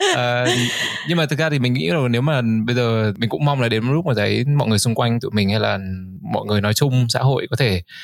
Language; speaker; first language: Vietnamese; native; Vietnamese